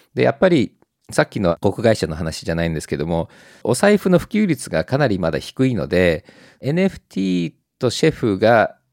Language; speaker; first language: Japanese; native; Japanese